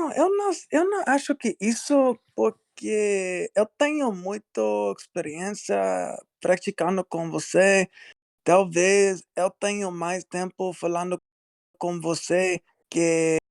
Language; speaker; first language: Portuguese; non-native, learner; English